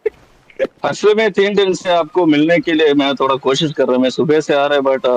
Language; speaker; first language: Hindi; non-native, local second language; Bangla